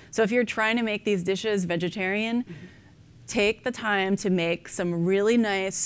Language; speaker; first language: English; native; English